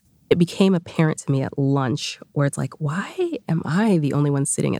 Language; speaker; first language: English; early bilingual, other home language; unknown